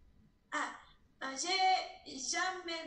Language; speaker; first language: French; non-native, learner; Spanish